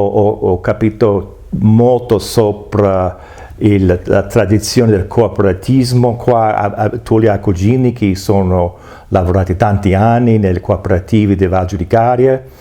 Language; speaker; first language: Italian; non-native, fluent; English